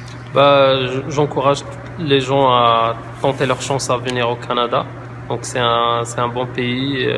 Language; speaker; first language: French; non-native, local second language; Arabic